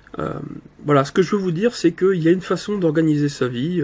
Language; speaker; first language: French; native; French